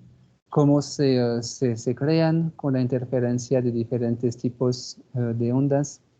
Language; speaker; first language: Spanish; non-native, fluent; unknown